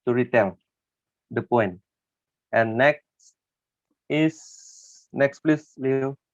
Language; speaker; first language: English; non-native, learner; Indonesian